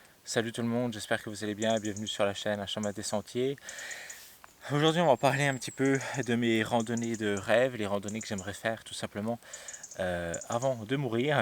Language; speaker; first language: French; native; French